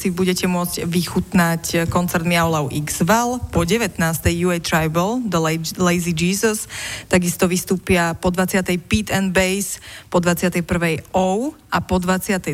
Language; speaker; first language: Slovak; native; Slovak